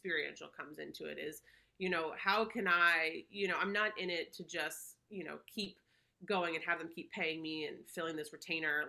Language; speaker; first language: English; native; English